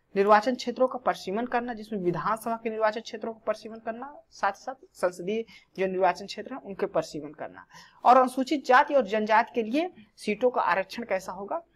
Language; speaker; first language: Hindi; native; Hindi